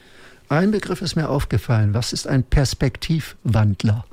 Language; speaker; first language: German; native; German